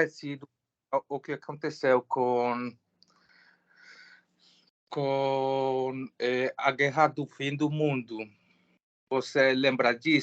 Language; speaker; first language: Portuguese; non-native, learner; Spanish